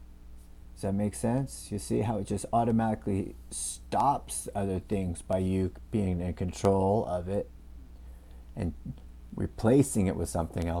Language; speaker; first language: English; native; English